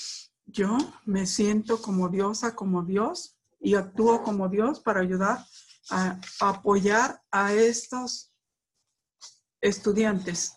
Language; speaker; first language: Spanish; native; Spanish